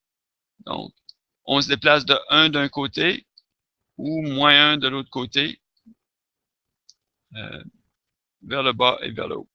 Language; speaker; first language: French; native; French